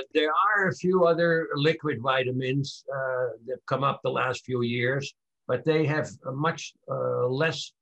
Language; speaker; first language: English; non-native, fluent; Dutch